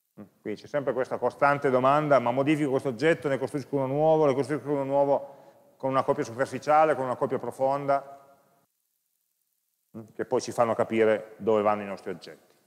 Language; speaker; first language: Italian; native; Italian